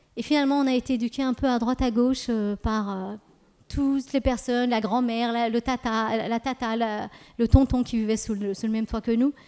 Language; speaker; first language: French; early bilingual, other home language; Persian